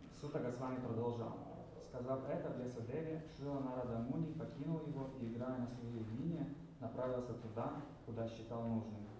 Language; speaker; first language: Russian; native; Russian